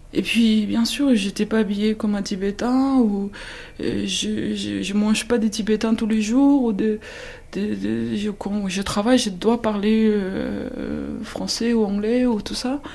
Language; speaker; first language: French; non-native, fluent; Tibetan